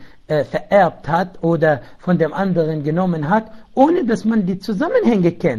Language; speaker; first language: German; non-native, local second language; Arabic